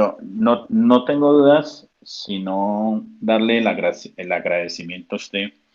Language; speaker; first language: Spanish; native; Spanish